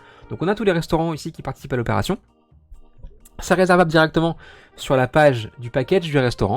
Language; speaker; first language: French; native; French